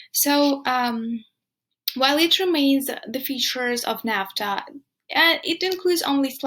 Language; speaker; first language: English; non-native, fluent; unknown